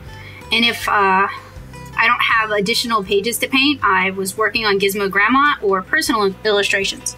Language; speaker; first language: English; native; English